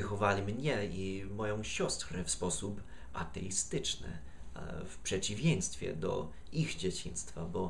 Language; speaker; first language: Polish; non-native, fluent; English